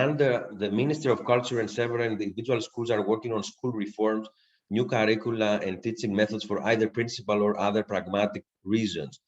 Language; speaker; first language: English; non-native, fluent; Greek